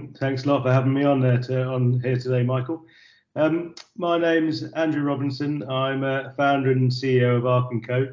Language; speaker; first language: English; native; English